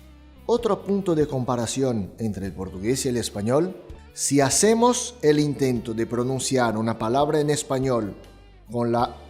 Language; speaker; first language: Spanish; non-native, fluent; Portuguese